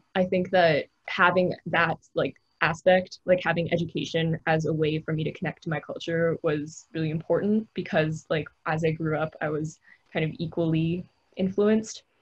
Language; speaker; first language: English; native; English